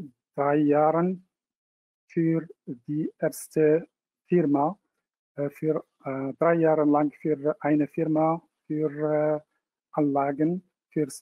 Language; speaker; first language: German; non-native, fluent; Arabic